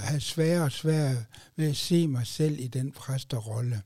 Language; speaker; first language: Danish; native; Danish